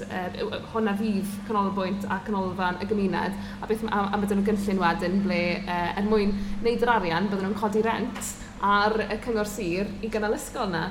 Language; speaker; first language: Welsh; native; Welsh